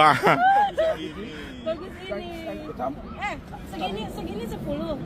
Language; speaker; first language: Indonesian; non-native, learner; Vietnamese